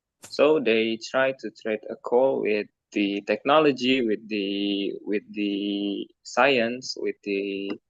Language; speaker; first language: English; non-native, learner; Indonesian